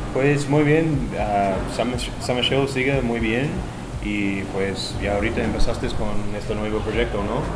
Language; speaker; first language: Spanish; non-native, fluent; English